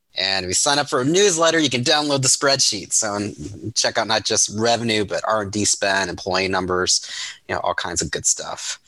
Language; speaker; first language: English; native; English